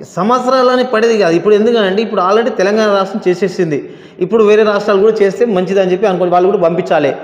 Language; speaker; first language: Telugu; non-native, local second language; Lambadi